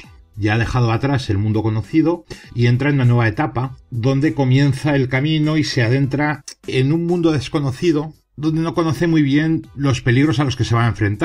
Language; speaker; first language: Spanish; native; Spanish